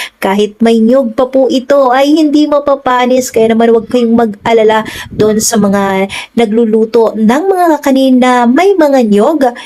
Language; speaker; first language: Filipino; non-native, local second language; Waray